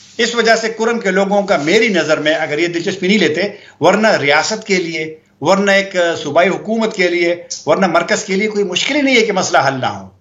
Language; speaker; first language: Urdu; non-native, local second language; Pashto